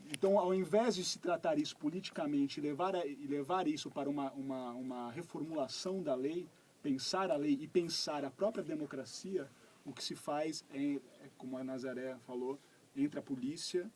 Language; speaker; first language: Portuguese; native; Portuguese